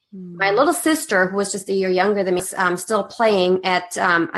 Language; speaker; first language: English; non-native, fluent; German